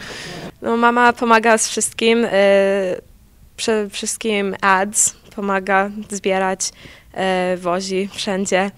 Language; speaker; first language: Polish; early bilingual, heritage; Polish